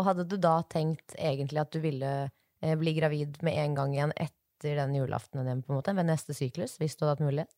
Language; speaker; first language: Norwegian; native; Norwegian